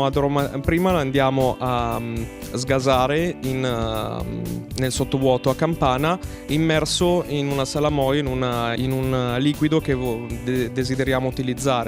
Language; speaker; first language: Italian; native; Italian